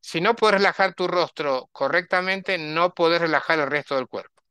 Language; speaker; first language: Spanish; native; Spanish